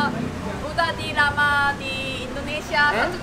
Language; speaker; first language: Indonesian; non-native, learner; Korean